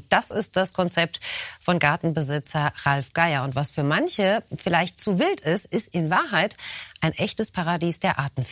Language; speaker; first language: German; native; German